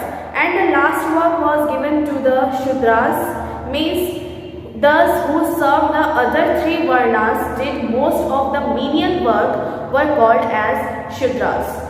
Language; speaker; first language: English; non-native, local second language; Hindi